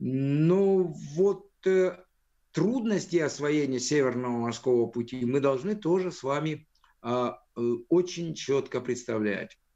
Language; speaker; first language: Russian; native; Russian